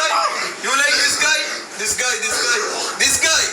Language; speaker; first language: English; non-native, local second language; Malayalam